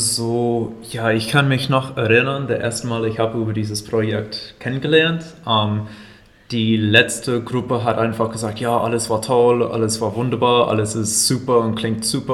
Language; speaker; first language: German; non-native, fluent; English